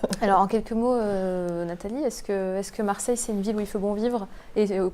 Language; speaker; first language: French; native; French